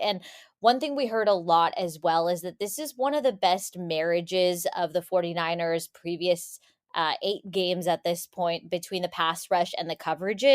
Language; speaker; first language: English; native; English